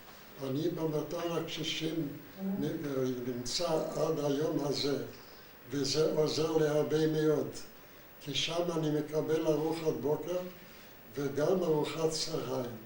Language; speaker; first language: Hebrew; non-native, fluent; Yiddish